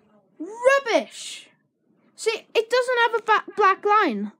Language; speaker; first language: English; native; English